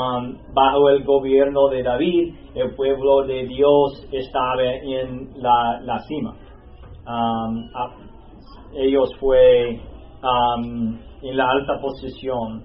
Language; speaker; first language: Spanish; non-native, fluent; English